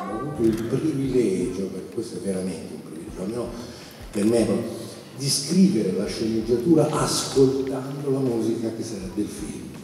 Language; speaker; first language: Italian; native; Italian